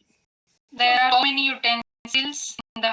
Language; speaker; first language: English; non-native, learner; Marathi